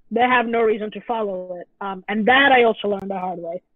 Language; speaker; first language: English; non-native, fluent; Italian